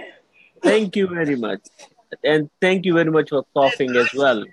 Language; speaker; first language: English; non-native, fluent; Urdu